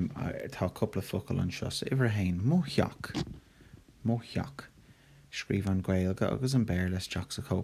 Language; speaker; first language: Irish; non-native, local second language; English